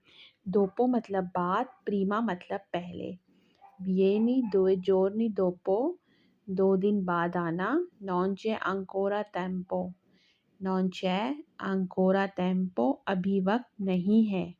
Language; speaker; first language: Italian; non-native, fluent; Urdu